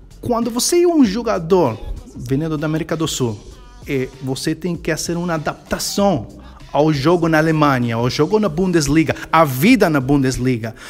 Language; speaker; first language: Portuguese; non-native, fluent; Spanish